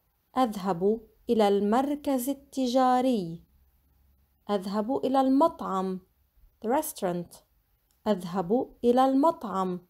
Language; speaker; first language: Arabic; non-native, fluent; English